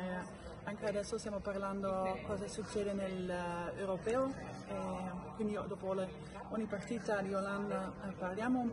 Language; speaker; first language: Italian; non-native, fluent; Dutch